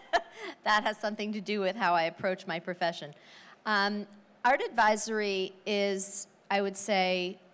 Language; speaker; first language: English; native; English